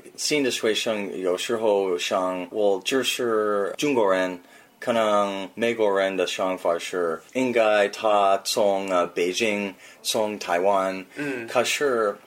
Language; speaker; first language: Chinese; non-native, learner; English